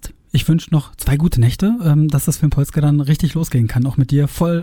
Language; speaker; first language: German; native; German